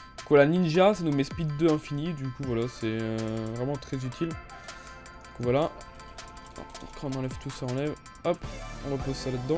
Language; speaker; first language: French; native; French